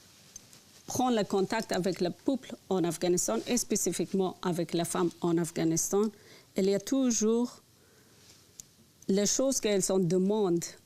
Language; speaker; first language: French; non-native, learner; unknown